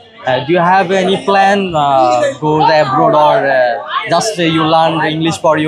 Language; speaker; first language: English; non-native, learner; Bangla